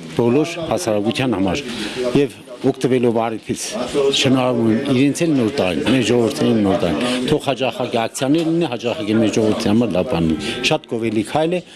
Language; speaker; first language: Armenian; native; Armenian